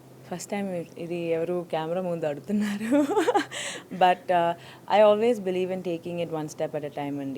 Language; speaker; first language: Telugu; non-native, fluent; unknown